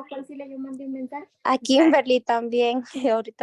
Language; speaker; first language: Spanish; native; Spanish